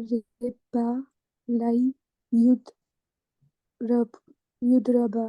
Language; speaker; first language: Arabic; non-native, learner; Urdu